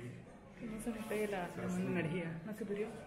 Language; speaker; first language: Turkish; non-native, learner; Spanish